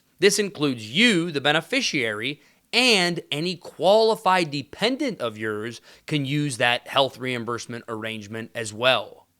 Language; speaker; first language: English; native; English